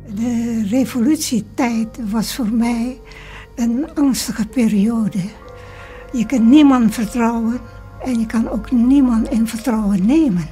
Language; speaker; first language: Dutch; early bilingual, other home language; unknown